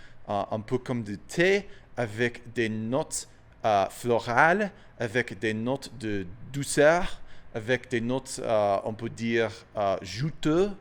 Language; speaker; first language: French; non-native, fluent; English